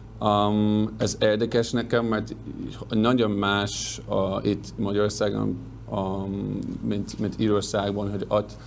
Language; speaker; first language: Hungarian; non-native, learner; English